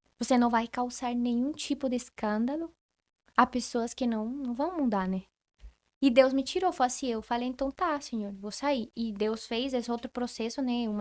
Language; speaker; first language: Portuguese; non-native, fluent; Spanish